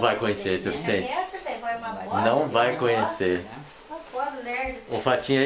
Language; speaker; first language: Portuguese; native; Portuguese